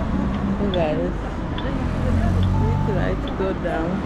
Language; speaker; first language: English; non-native, learner; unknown